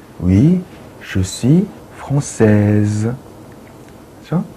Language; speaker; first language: French; non-native, fluent; Korean